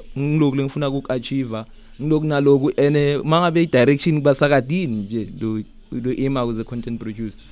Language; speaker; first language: Zulu; non-native, local second language; Swati